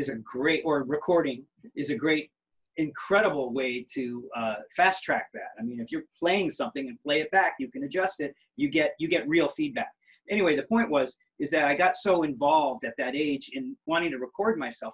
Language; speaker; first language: English; native; English